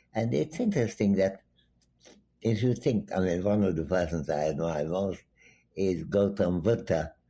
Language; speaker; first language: English; non-native, local second language; Bangla